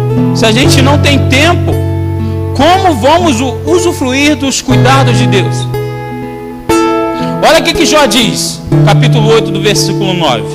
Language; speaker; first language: Portuguese; native; Portuguese